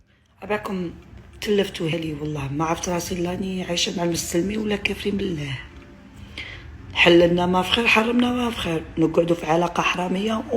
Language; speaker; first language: Arabic; native; Arabic